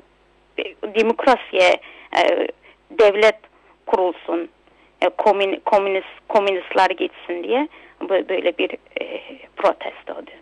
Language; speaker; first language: Turkish; non-native, local second language; Uyghur